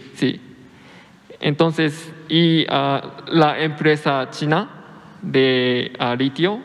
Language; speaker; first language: Spanish; non-native, fluent; Japanese